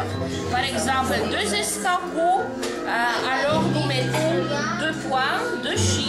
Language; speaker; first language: French; non-native, fluent; Latvian